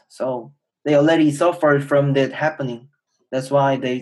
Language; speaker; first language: English; non-native, fluent; Korean